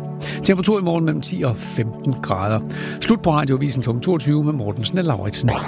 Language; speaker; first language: Danish; native; Danish